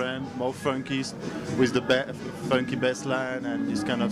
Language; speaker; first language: English; non-native, learner; French